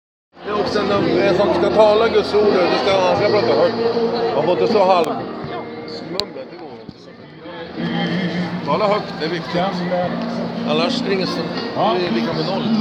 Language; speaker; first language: Swedish; non-native, learner; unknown